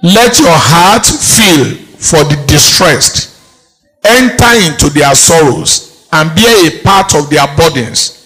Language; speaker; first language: English; non-native, local second language; Yoruba